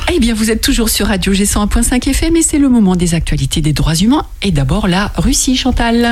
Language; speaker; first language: French; native; French